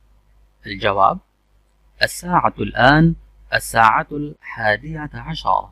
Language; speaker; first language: Arabic; non-native, fluent; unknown